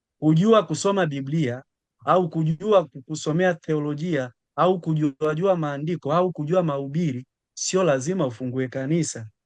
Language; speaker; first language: Swahili; native; Swahili